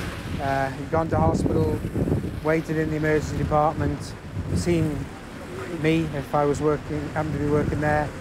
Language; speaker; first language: English; native; English